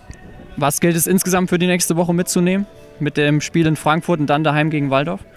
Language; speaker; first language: German; native; German